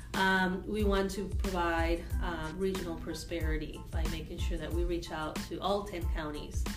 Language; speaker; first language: English; non-native, fluent; Spanish